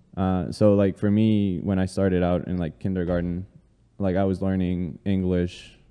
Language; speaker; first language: English; early bilingual, other home language; Spanish